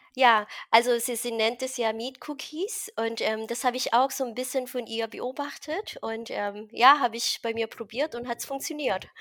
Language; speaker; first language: German; non-native, fluent; Filipino